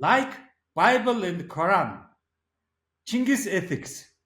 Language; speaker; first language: English; non-native, learner; Mongolian